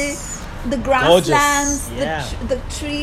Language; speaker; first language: English; non-native, local second language; Malayalam